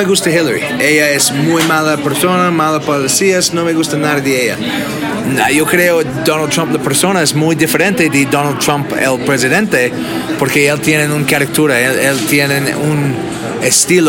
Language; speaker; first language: Spanish; non-native, learner; English